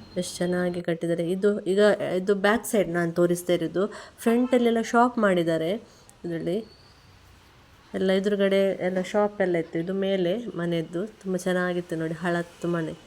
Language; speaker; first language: Kannada; non-native, local second language; Tulu